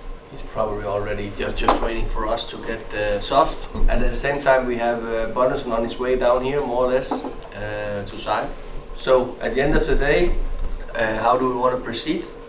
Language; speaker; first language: English; non-native, fluent; Danish